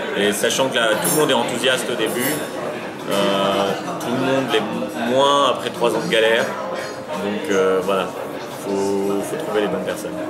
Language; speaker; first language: French; early bilingual, other home language; Arabic